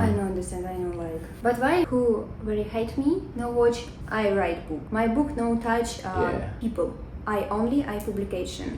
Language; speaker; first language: English; non-native, learner; Russian